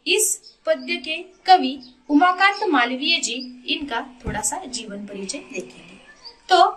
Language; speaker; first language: Hindi; non-native, local second language; Marathi